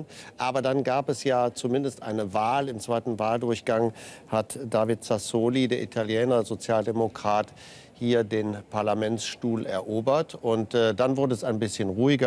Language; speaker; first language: German; native; German